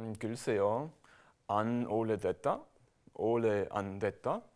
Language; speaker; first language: Korean; non-native, learner; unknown